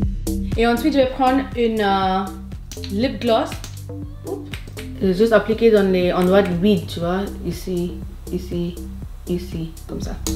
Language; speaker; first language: French; non-native, fluent; Hindi